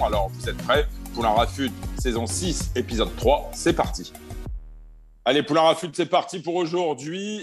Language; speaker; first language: French; native; French